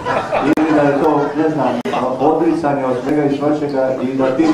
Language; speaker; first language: Serbian; native; Serbian